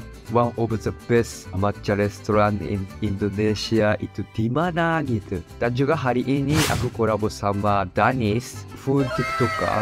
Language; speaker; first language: Indonesian; non-native, fluent; Japanese